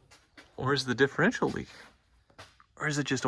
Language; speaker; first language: English; native; English